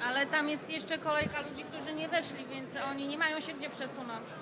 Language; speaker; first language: Polish; native; Polish